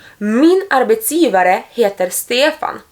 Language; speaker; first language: Swedish; non-native, fluent; Polish